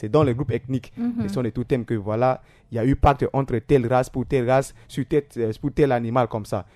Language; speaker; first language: French; non-native, local second language; Sango